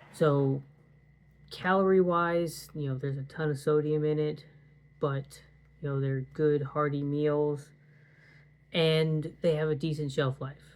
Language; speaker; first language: English; native; English